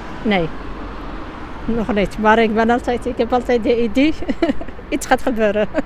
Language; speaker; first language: Dutch; non-native, learner; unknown